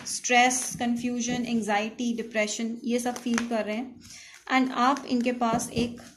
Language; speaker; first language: Hindi; native; Hindi